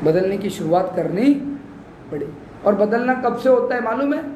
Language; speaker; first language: Hindi; non-native, local second language; Marathi